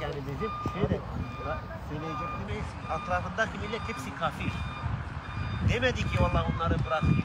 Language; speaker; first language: Turkish; non-native, fluent; Arabic